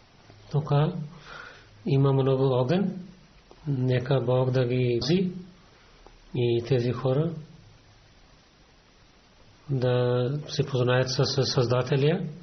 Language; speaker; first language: Bulgarian; non-native, fluent; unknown